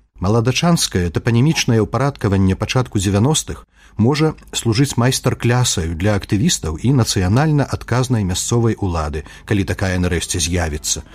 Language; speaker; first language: Belarusian; native; Belarusian